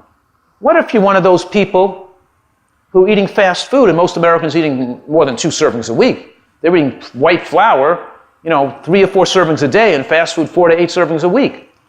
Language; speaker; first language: English; native; English